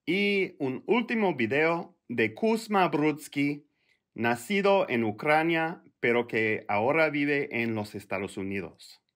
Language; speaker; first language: Spanish; non-native, fluent; French